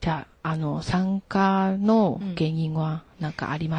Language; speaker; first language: Japanese; non-native, learner; Chinese